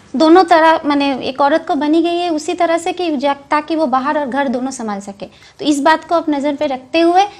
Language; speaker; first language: Hindi; non-native, local second language; Bangla